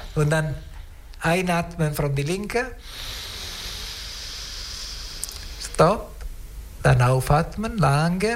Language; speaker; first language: German; non-native, learner; Italian